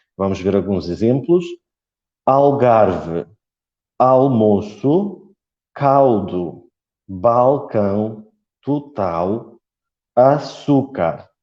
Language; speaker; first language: Portuguese; non-native, fluent; Polish